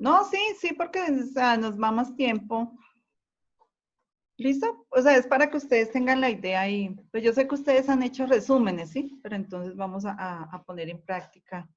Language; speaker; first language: Spanish; native; Spanish